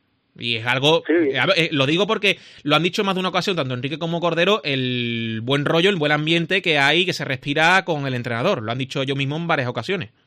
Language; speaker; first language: Spanish; native; Spanish